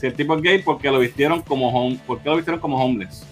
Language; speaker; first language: Spanish; native; Spanish